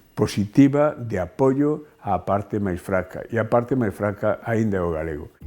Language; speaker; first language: Galician; native; Galician